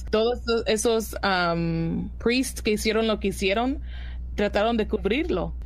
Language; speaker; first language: Spanish; early bilingual, heritage; Spanish